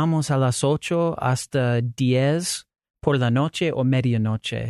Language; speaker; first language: Spanish; non-native, learner; English